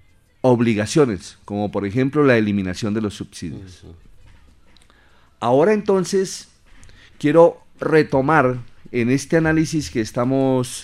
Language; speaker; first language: Spanish; native; Spanish